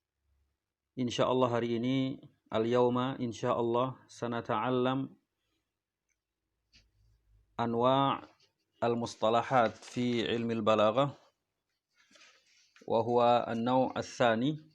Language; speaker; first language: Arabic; non-native, fluent; Indonesian